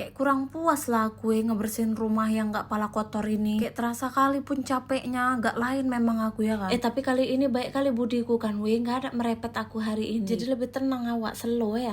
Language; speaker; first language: Indonesian; native; Indonesian